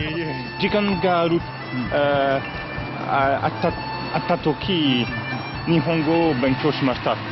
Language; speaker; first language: Japanese; non-native, learner; French